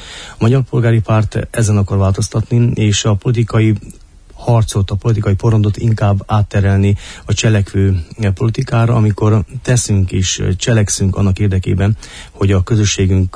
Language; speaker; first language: Hungarian; native; Hungarian